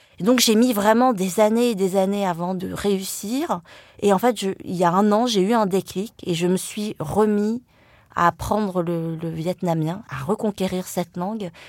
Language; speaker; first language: French; early bilingual, other home language; Vietnamese